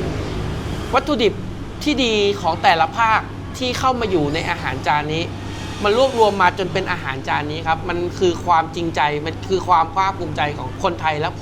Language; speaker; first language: Thai; native; Thai